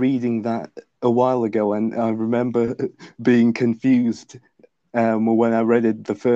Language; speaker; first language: English; non-native, fluent; Lithuanian